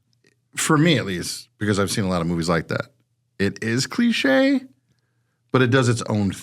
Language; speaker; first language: English; native; English